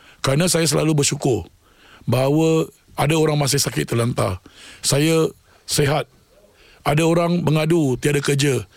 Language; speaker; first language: Malay; non-native, local second language; Tamil